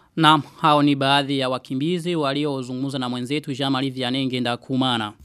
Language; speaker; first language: Swahili; non-native, local second language; Rundi